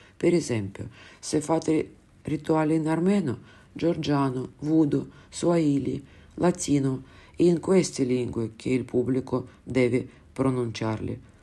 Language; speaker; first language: Italian; non-native, fluent; Russian